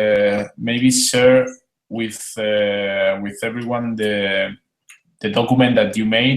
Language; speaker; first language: English; non-native, fluent; Spanish